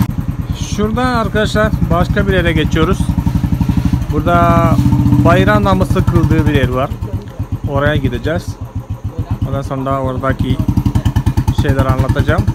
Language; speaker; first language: Turkish; non-native, fluent; Malayalam